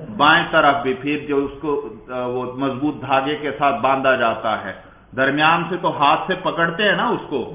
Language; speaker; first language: Urdu; native; Urdu